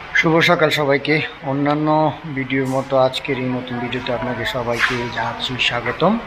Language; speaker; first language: Bangla; native; Bangla